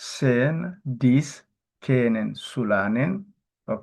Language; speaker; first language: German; non-native, learner; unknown